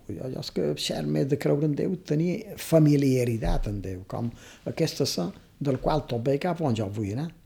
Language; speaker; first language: Catalan; native; Catalan